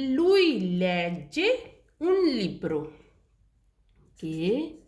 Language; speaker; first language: Italian; non-native, learner; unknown